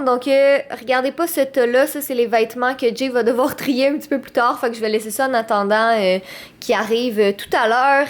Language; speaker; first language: French; native; French